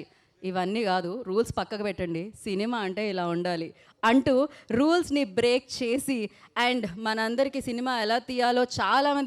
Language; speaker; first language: Telugu; native; Telugu